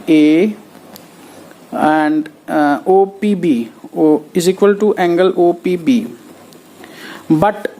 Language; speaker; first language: English; non-native, local second language; Hindi